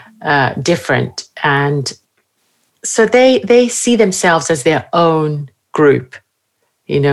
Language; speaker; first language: English; native; English